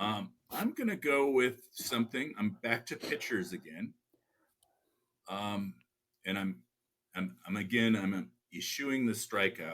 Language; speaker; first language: English; native; English